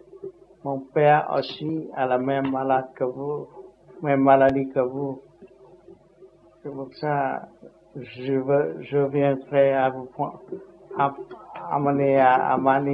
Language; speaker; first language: French; non-native, learner; Vietnamese